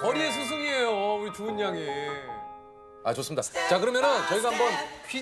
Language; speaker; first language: Korean; native; Korean